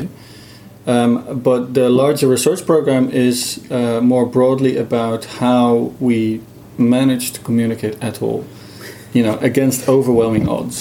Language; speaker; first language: English; non-native, fluent; Dutch